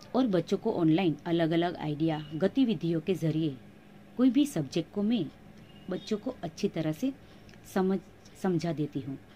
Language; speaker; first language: Hindi; non-native, local second language; Gujarati